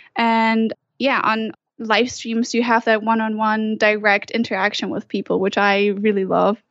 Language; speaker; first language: English; non-native, fluent; German